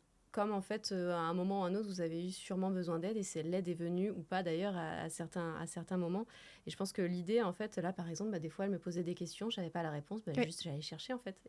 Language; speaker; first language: French; native; French